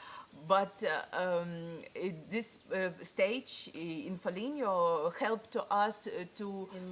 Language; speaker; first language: English; non-native, learner; Ukrainian